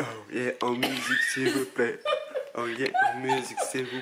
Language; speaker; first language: French; native; French